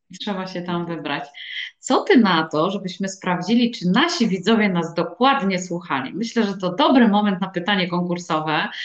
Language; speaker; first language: Polish; native; Polish